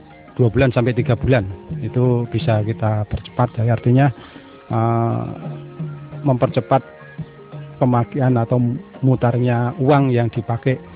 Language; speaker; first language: Indonesian; non-native, local second language; Javanese